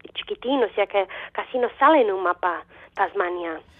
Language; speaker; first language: Spanish; non-native, fluent; English